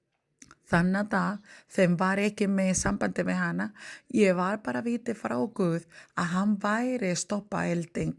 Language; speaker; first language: Icelandic; non-native, learner; Spanish